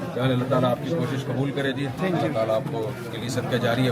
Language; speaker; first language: Urdu; native; Urdu